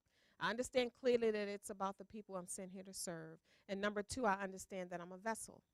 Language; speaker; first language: English; native; English